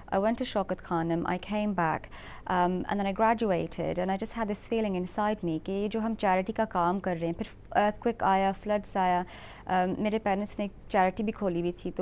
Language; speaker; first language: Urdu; early bilingual, heritage; Urdu